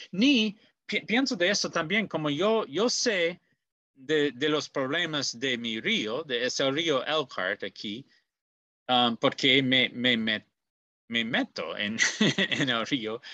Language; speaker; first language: Spanish; non-native, learner; English